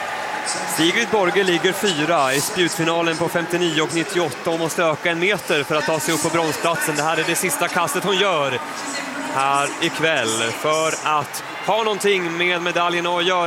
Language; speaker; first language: Swedish; native; Swedish